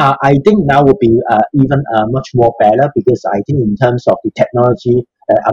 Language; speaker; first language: English; non-native, local second language; Cantonese